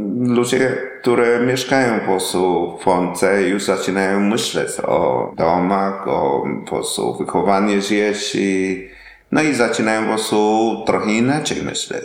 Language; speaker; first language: Polish; non-native, learner; Vietnamese